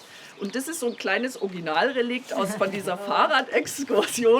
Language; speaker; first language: German; native; German